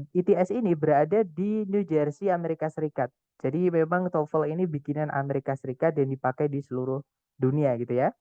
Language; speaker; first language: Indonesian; non-native, local second language; Javanese